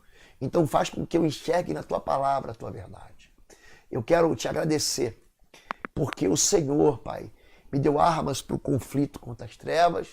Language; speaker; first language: Portuguese; native; Portuguese